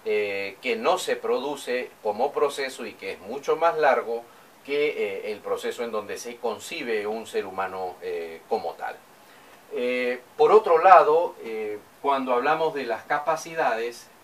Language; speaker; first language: Spanish; native; Spanish